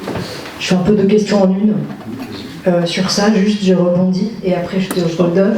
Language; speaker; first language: French; native; French